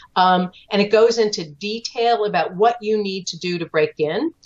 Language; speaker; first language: English; native; English